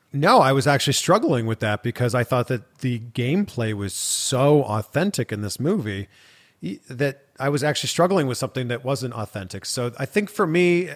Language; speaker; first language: English; native; English